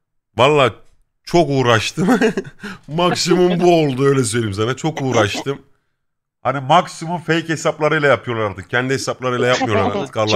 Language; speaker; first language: Turkish; native; Turkish